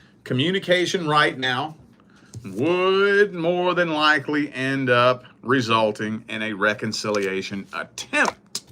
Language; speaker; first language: English; native; English